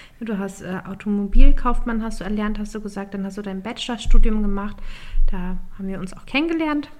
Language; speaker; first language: German; early bilingual, other home language; Turkish